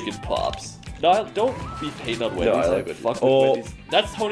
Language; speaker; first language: English; native; English